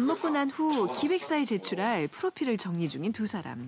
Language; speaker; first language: Korean; native; Korean